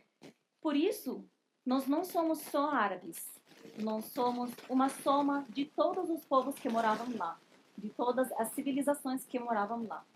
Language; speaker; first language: Portuguese; non-native, fluent; Arabic